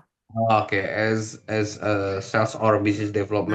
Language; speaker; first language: English; non-native, learner; Indonesian